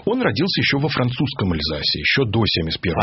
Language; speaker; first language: Russian; native; Russian